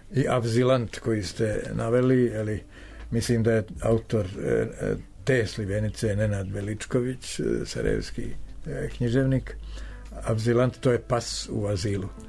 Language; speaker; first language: Serbian; native; Serbian